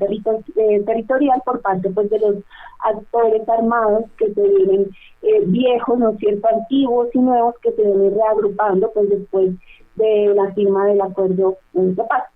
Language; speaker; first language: Spanish; native; Spanish